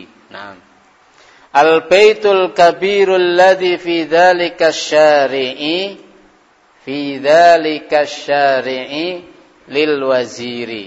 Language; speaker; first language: Arabic; non-native, fluent; Indonesian